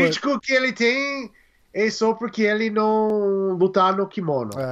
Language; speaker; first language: Portuguese; non-native, learner; English